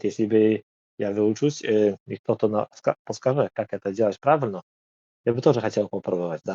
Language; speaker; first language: Russian; non-native, learner; Polish